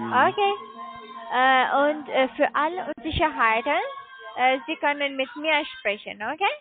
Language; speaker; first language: German; non-native, learner; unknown